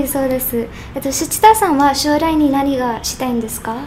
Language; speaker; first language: Japanese; non-native, learner; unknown